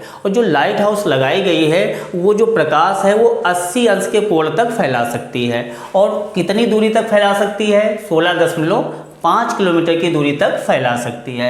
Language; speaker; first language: Hindi; native; Hindi